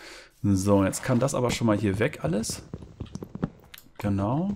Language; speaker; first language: German; native; German